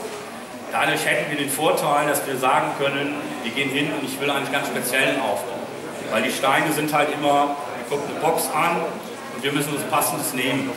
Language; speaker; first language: German; native; German